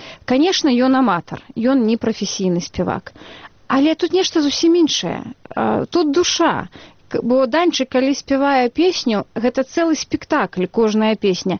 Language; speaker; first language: Belarusian; native; Belarusian